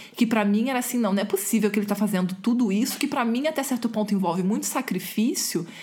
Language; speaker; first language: Portuguese; non-native, fluent; German